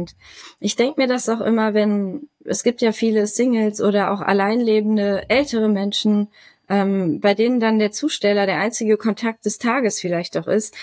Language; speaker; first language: German; native; German